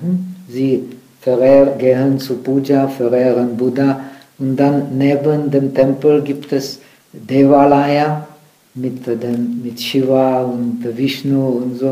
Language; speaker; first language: German; non-native, fluent; Czech